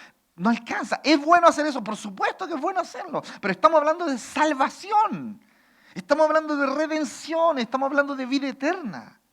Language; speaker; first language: Spanish; native; Spanish